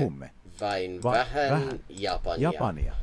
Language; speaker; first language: Finnish; non-native, learner; English